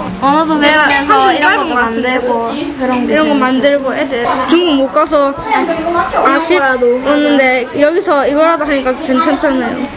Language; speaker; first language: Korean; non-native, learner; Chinese